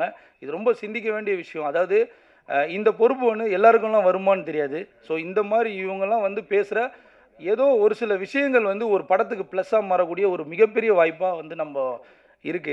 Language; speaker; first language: Tamil; native; Tamil